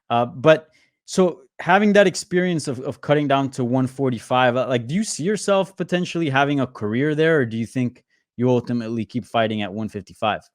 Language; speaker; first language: English; native; English